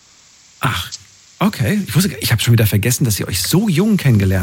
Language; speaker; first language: German; native; German